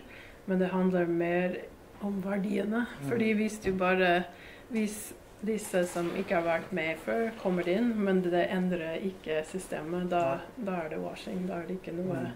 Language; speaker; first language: Norwegian; non-native, fluent; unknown